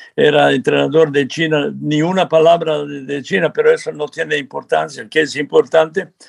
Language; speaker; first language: Spanish; non-native, fluent; Serbian